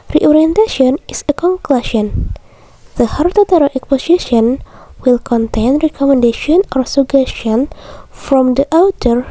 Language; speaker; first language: English; non-native, learner; Indonesian